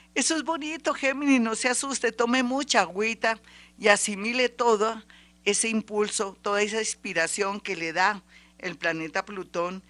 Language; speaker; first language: Spanish; native; Spanish